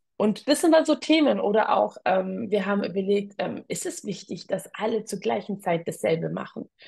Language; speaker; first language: German; early bilingual, other home language; Tigrinya